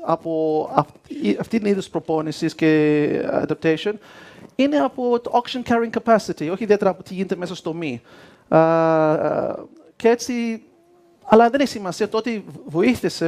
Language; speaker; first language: Greek; early bilingual, heritage; Greek